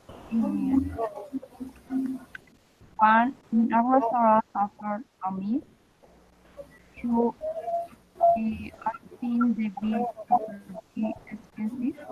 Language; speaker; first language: English; non-native, learner; Spanish